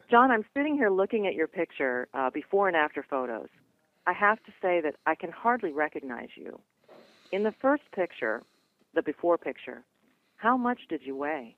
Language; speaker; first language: English; native; English